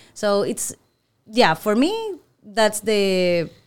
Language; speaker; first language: English; non-native, learner; Spanish